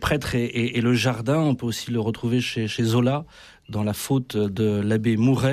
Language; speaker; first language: French; native; French